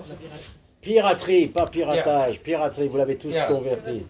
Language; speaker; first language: French; native; French